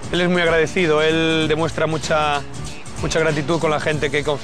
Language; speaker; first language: Spanish; native; Spanish